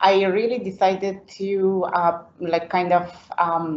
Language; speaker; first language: English; non-native, fluent; Persian